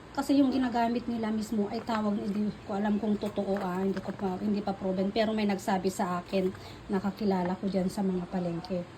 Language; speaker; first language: Filipino; non-native, local second language; Iloko